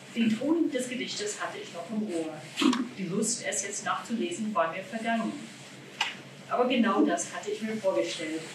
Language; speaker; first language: German; non-native, fluent; English